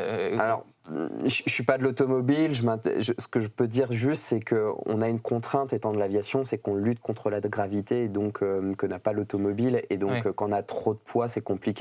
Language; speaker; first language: French; native; French